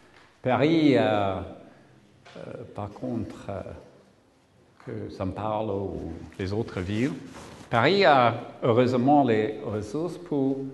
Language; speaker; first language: French; non-native, learner; English